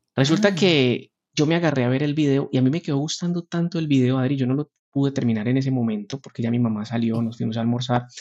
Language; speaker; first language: Spanish; native; Spanish